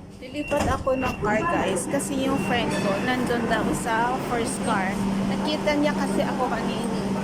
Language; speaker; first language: Filipino; native; Filipino